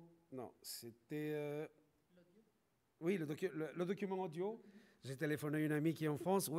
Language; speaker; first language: French; non-native, fluent; Spanish